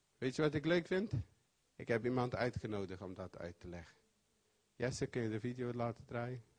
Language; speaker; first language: Dutch; non-native, fluent; Papiamento